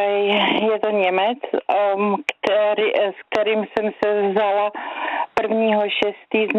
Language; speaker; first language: Czech; native; Czech